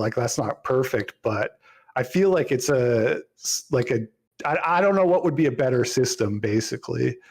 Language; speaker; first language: English; native; English